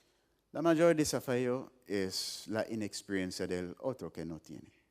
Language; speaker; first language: Spanish; non-native, fluent; English